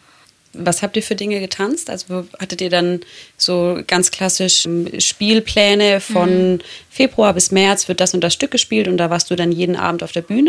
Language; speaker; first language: German; native; German